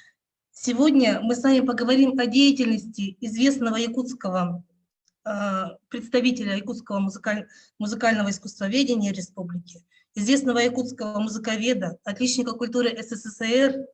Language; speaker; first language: Russian; native; Russian